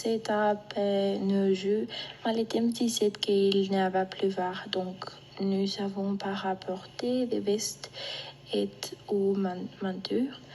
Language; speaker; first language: French; non-native, learner; Spanish